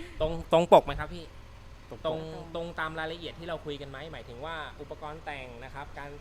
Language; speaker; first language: Thai; native; Thai